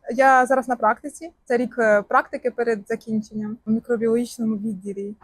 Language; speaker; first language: Ukrainian; native; Ukrainian